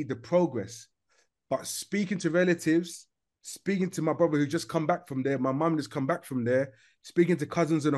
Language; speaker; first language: English; native; English